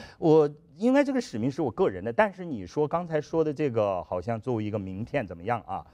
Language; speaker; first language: Chinese; native; Chinese